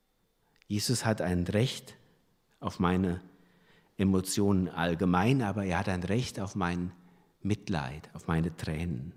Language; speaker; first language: German; native; German